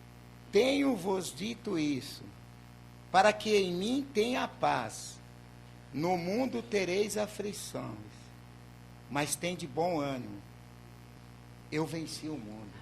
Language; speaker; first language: Portuguese; native; Portuguese